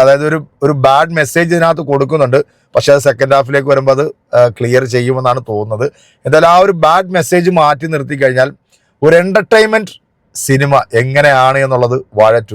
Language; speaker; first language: Malayalam; native; Malayalam